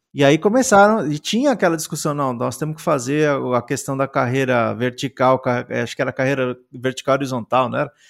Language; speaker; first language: Portuguese; native; Portuguese